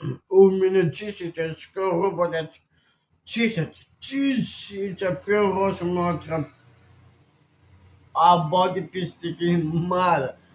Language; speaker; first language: Russian; non-native, local second language; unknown